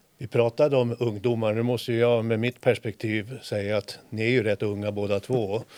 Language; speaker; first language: Swedish; native; Swedish